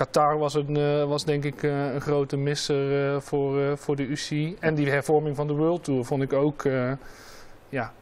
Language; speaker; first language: Dutch; native; Dutch